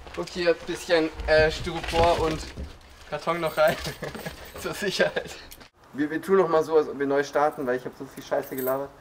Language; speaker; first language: German; native; German